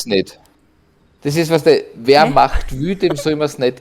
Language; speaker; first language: German; native; German